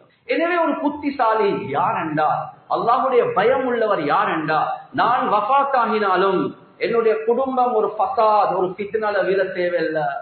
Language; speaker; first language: Tamil; native; Tamil